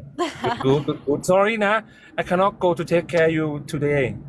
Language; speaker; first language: English; non-native, learner; Thai